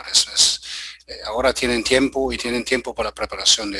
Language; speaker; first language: Spanish; non-native, fluent; German